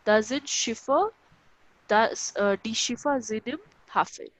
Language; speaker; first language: German; non-native, local second language; Hindi